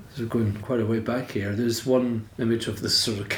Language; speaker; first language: English; native; English